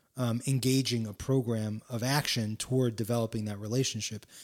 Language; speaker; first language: English; native; English